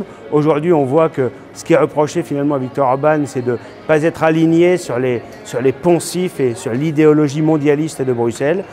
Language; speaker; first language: French; native; French